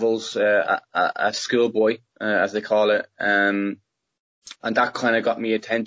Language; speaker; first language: English; native; English